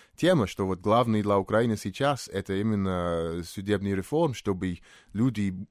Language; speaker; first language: Russian; non-native, fluent; English